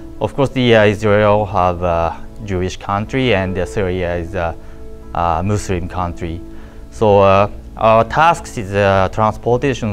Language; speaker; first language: English; non-native, learner; Japanese